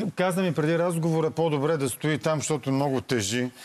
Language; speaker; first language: Bulgarian; native; Bulgarian